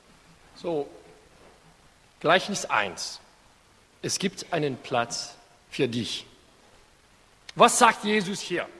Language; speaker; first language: German; non-native, fluent; English